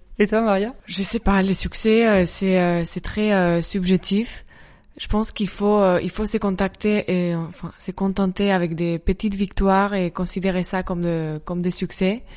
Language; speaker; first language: French; non-native, fluent; Spanish